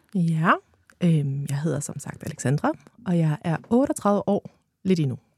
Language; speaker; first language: Danish; early bilingual, other home language; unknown